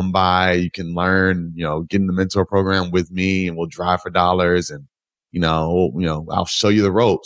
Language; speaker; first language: English; native; English